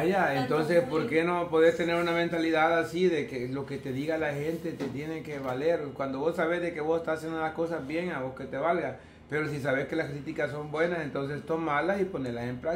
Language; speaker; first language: Spanish; native; Spanish